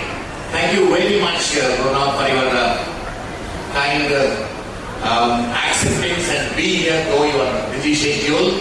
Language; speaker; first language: English; non-native, local second language; Telugu